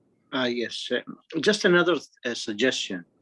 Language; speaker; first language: English; non-native, fluent; Arabic